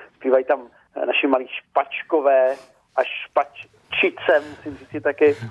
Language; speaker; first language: Czech; native; Czech